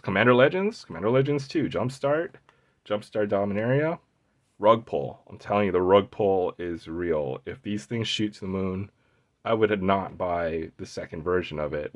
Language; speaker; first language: English; native; English